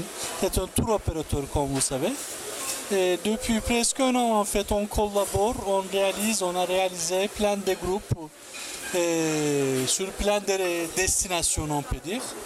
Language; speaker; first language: French; non-native, local second language; Arabic